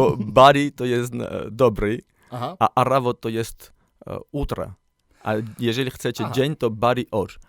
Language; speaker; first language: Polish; non-native, learner; Armenian